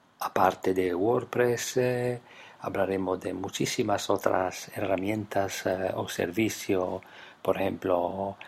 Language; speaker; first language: Spanish; non-native, fluent; Italian